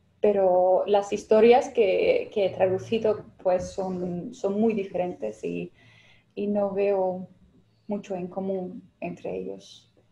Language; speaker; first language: Spanish; non-native, fluent; Finnish